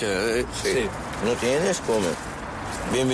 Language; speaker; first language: Spanish; non-native, learner; Arabic